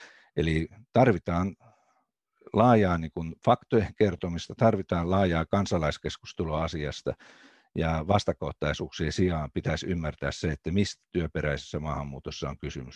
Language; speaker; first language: Finnish; native; Finnish